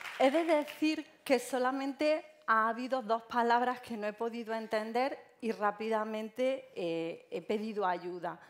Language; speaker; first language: Spanish; native; Spanish